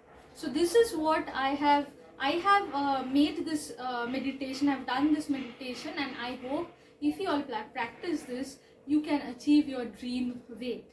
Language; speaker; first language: English; non-native, local second language; Bangla